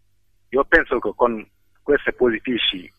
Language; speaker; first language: Italian; non-native, fluent; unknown